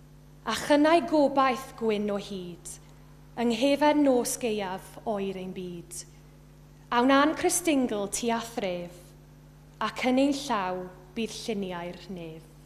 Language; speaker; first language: Welsh; native; Welsh